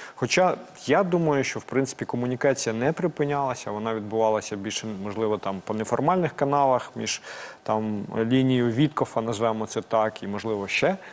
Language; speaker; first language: Ukrainian; native; Ukrainian